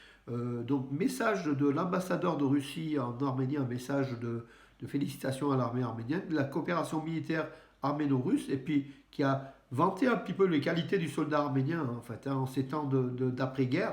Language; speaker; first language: French; native; French